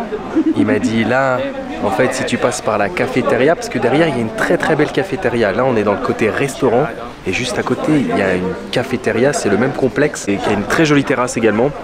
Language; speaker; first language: French; native; French